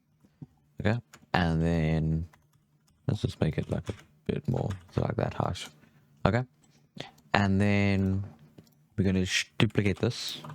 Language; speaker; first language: English; native; English